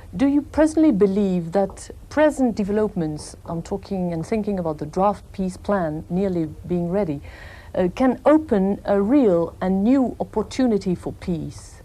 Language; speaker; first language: English; non-native, fluent; French